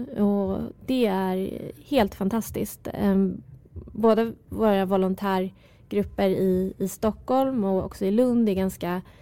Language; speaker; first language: Swedish; early bilingual, other home language; Persian